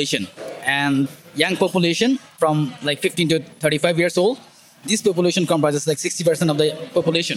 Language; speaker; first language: English; non-native, local second language; Bangla